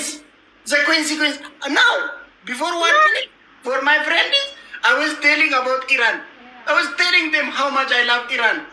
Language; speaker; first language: English; non-native, learner; Oromo